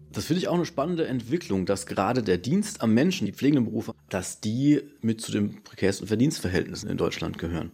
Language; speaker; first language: German; native; German